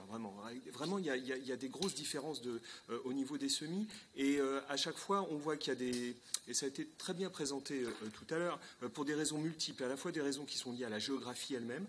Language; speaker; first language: French; native; French